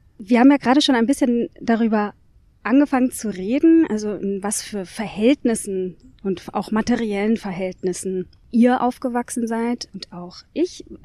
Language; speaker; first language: German; early bilingual, other home language; Turkish